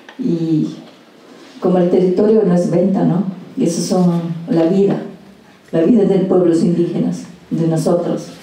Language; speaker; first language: Spanish; non-native, local second language; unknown